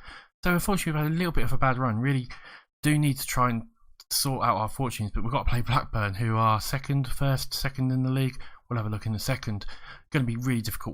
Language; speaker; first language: English; native; English